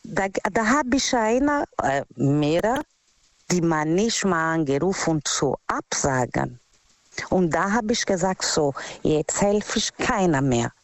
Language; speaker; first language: German; non-native, fluent; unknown